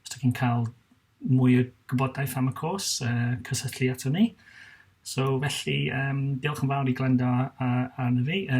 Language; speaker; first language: Welsh; non-native, local second language; English